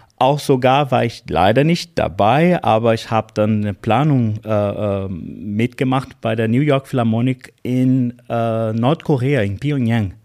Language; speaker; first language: German; non-native, fluent; Portuguese